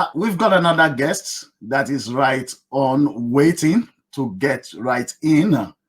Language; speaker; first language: English; non-native, local second language; Yoruba